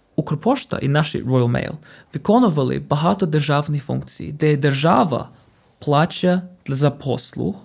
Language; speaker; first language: Ukrainian; non-native, fluent; English